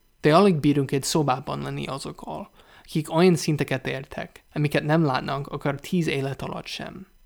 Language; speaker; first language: Hungarian; non-native, learner; English